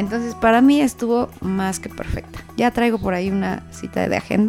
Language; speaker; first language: Spanish; native; Spanish